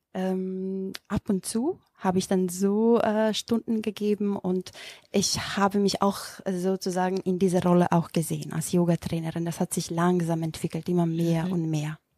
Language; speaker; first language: German; non-native, fluent; Macedonian